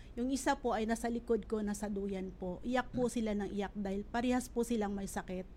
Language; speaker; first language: Filipino; non-native, local second language; Hiligaynon